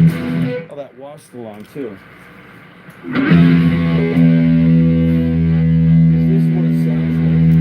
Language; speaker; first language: English; native; English